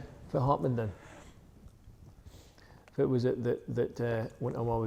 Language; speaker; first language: English; native; English